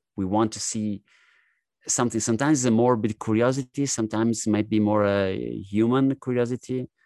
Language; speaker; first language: English; non-native, fluent; Italian